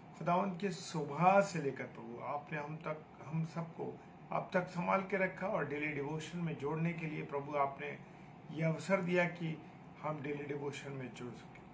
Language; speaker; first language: Hindi; native; Hindi